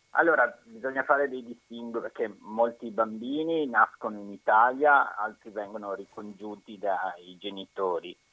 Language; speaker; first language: Italian; native; Italian